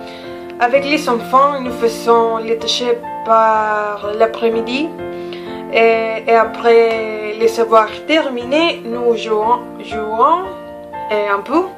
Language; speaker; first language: French; non-native, learner; Spanish